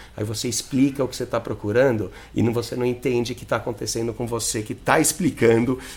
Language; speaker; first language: Portuguese; non-native, fluent; English